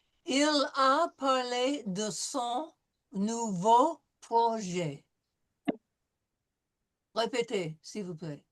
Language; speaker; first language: French; non-native, fluent; English